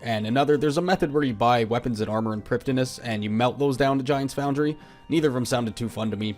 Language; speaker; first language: English; native; English